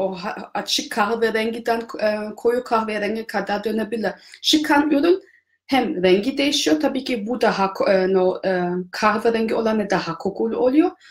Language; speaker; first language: Turkish; non-native, fluent; German